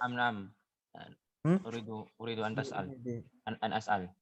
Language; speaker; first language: Arabic; non-native, learner; Indonesian